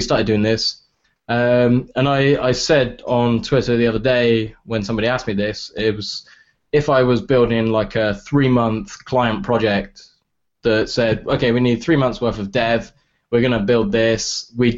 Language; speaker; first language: English; native; English